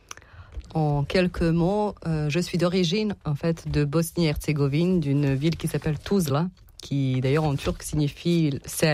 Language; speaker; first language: French; non-native, fluent; Serbian